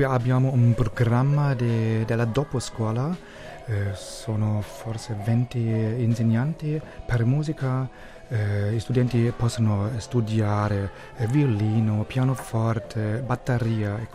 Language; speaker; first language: Italian; non-native, learner; German